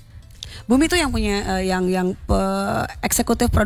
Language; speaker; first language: Indonesian; native; Indonesian